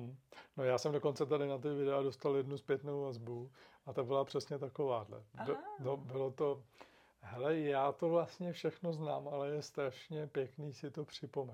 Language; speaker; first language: Czech; native; Czech